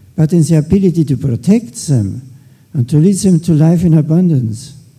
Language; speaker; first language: English; non-native, fluent; German